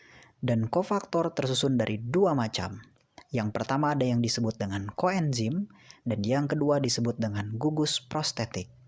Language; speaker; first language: Indonesian; native; Indonesian